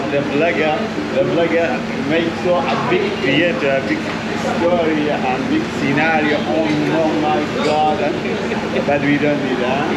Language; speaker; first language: English; non-native, learner; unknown